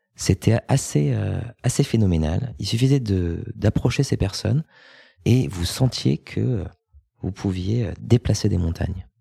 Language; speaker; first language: French; native; French